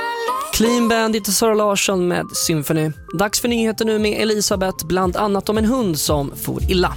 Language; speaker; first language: Swedish; native; Swedish